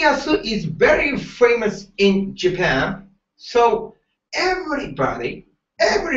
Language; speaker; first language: English; non-native, learner; Japanese